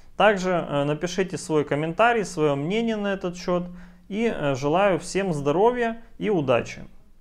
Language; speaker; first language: Russian; native; Russian